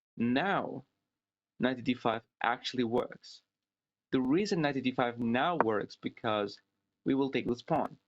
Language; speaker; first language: English; non-native, fluent; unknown